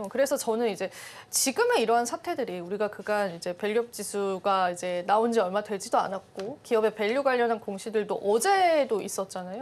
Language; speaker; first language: Korean; native; Korean